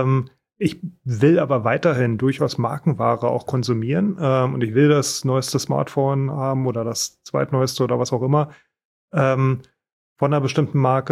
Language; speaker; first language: German; native; German